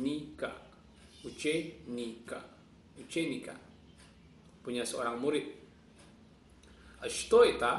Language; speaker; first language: Indonesian; non-native, local second language; Javanese